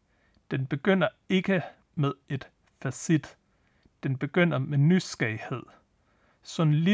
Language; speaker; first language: Danish; native; Danish